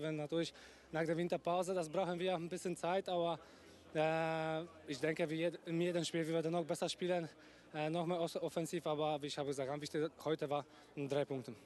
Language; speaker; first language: German; non-native, fluent; Polish